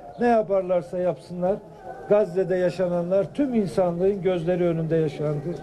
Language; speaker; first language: Turkish; native; Turkish